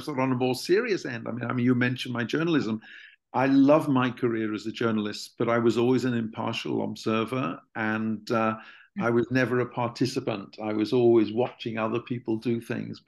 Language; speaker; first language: English; native; English